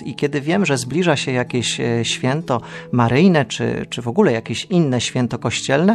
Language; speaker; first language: Polish; native; Polish